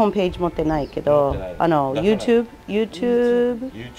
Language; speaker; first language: Japanese; non-native, learner; English